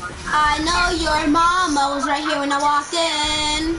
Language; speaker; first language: English; native; English